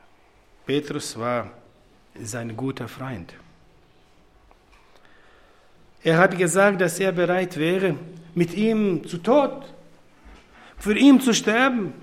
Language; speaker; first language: German; non-native, fluent; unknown